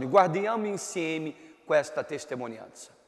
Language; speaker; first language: Italian; non-native, fluent; Portuguese